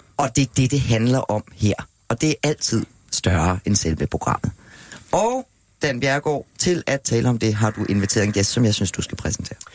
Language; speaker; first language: Danish; native; Danish